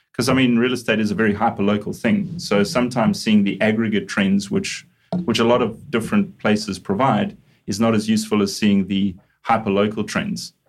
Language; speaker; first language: English; native; English